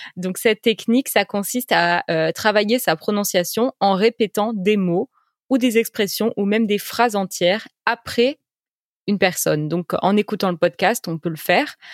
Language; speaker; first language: French; native; French